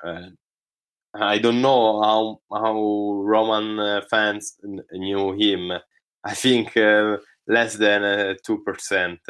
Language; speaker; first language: English; non-native, learner; Italian